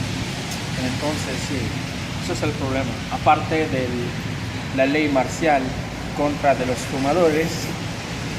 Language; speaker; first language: Spanish; non-native, fluent; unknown